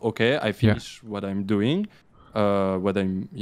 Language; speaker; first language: English; non-native, learner; French